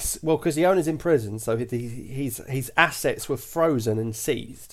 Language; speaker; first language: English; native; English